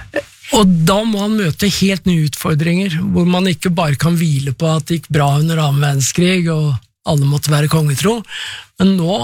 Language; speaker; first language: Norwegian; native; Norwegian